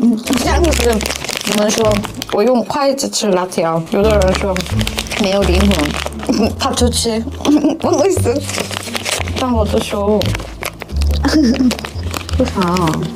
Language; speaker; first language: Chinese; non-native, learner; Korean